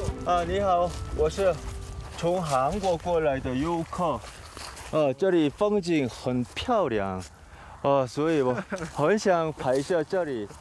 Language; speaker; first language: Chinese; non-native, learner; Korean